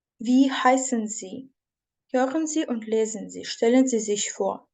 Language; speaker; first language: German; non-native, fluent; Ukrainian